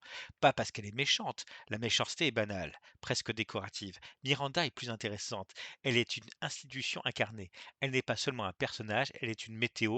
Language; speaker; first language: French; native; French